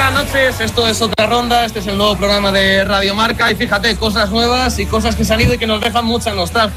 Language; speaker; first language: Spanish; native; Spanish